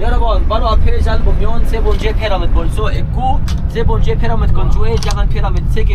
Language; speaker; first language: Korean; non-native, learner; Arabic